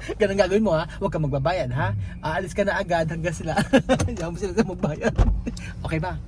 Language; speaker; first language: Filipino; native; Filipino